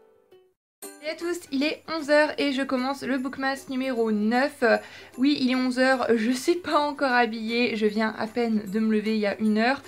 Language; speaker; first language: French; native; French